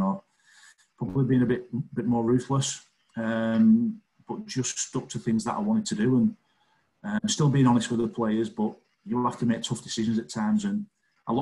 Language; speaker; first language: English; native; English